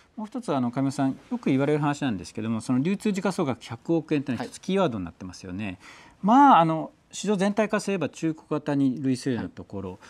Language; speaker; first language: Japanese; native; Japanese